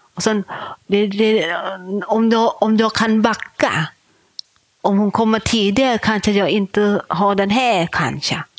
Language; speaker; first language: Swedish; non-native, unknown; Thai